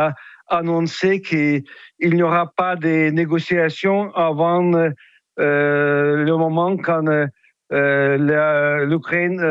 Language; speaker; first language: French; non-native, fluent; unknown